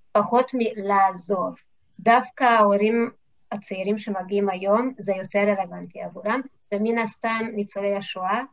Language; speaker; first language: Hebrew; non-native, fluent; Hungarian